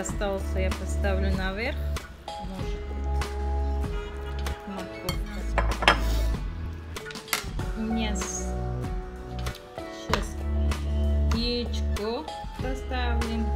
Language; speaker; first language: Russian; non-native, learner; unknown